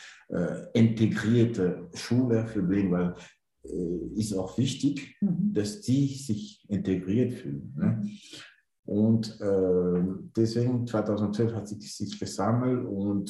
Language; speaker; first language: German; non-native, learner; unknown